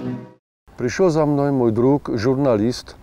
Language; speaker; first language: Russian; non-native, fluent; Czech